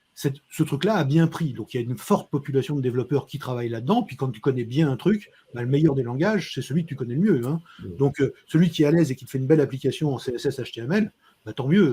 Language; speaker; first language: French; native; French